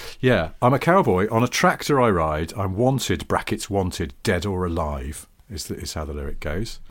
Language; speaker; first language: English; native; English